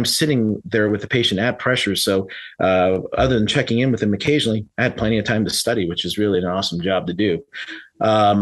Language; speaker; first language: English; native; English